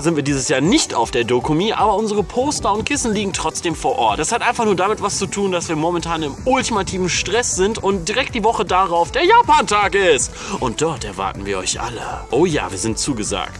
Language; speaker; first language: German; native; German